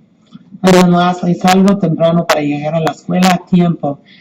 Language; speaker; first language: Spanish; non-native, fluent; English